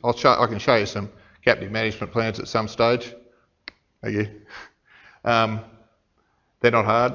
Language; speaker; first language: English; native; English